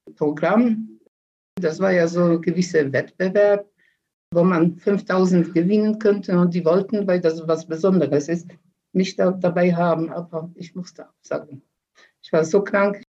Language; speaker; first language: German; non-native, fluent; Polish